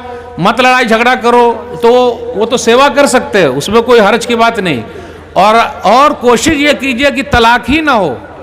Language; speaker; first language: Hindi; native; Hindi